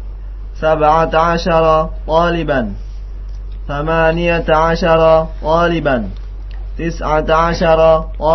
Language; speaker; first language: Arabic; non-native, learner; Indonesian